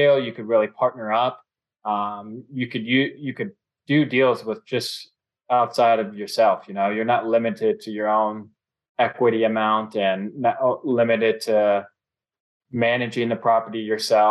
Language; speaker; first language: English; native; English